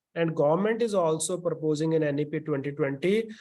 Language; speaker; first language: English; non-native, local second language; Punjabi